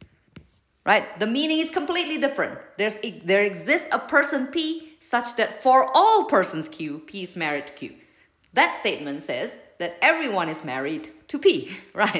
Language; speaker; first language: English; non-native, fluent; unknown